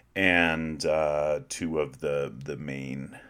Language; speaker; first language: English; native; English